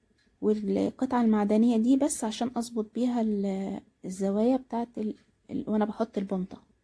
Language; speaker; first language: Arabic; native; Arabic